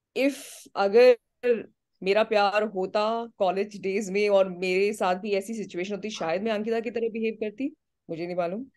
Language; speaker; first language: Hindi; native; Hindi